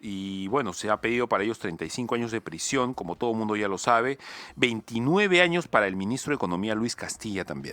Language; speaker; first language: Spanish; native; Spanish